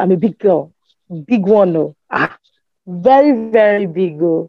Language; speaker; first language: English; non-native, local second language; Igbo